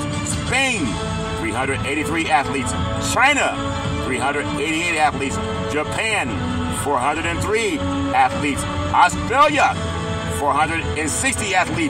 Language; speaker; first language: English; native; English